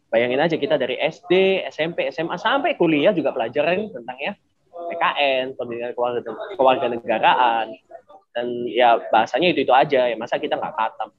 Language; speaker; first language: Indonesian; native; Indonesian